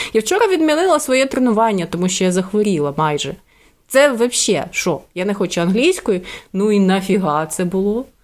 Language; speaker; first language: Ukrainian; native; Ukrainian